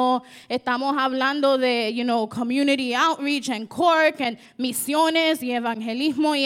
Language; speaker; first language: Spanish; early bilingual, heritage; Spanish